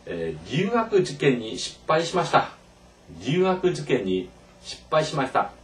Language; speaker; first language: Japanese; non-native, fluent; Korean